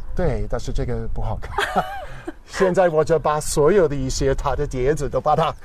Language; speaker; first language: Chinese; non-native, fluent; English